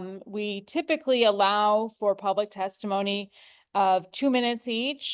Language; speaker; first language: English; native; English